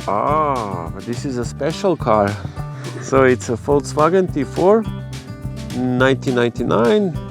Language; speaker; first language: English; non-native, fluent; Croatian